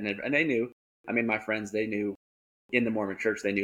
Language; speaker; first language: English; native; English